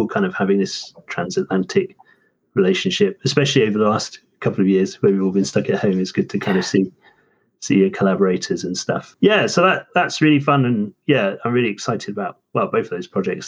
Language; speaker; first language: English; native; English